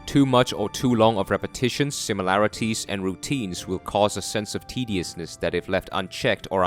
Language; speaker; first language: English; non-native, fluent; Korean